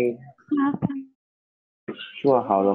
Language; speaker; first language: Chinese; non-native, learner; Indonesian